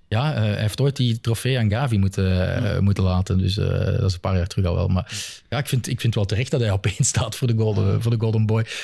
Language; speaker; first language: Dutch; native; Dutch